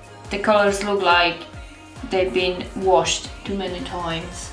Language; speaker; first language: English; non-native, learner; Polish